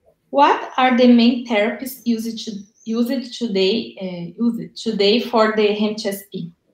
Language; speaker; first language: English; non-native, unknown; Portuguese